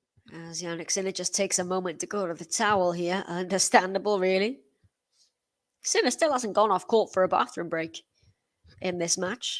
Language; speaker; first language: English; native; English